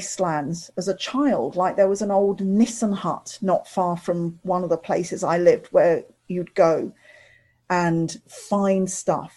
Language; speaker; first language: English; native; English